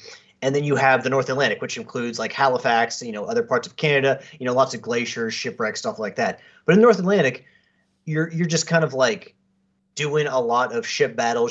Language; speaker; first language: English; native; English